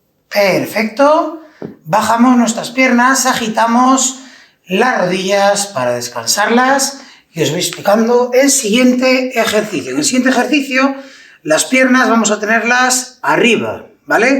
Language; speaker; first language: Spanish; native; Spanish